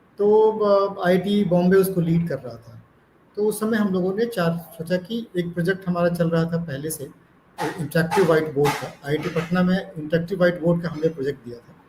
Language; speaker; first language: Hindi; native; Hindi